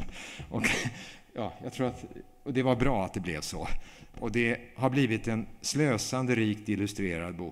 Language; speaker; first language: Swedish; native; Swedish